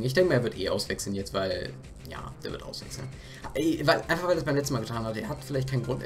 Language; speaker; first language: German; native; German